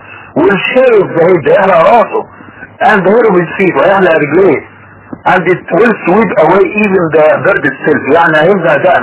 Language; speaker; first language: Arabic; native; Arabic